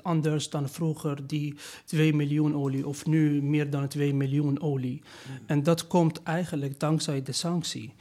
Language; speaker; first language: Dutch; non-native, fluent; Persian